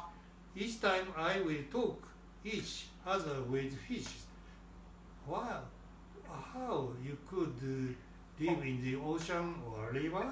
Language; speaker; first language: English; non-native, learner; Japanese